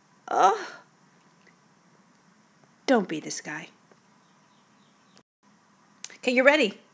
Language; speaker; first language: English; native; English